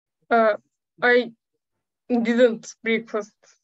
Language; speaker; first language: English; non-native, learner; Turkish